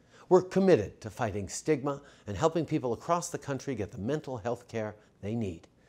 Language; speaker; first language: English; early bilingual, other home language; French